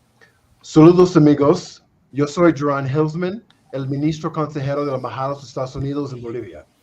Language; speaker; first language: Spanish; non-native, fluent; English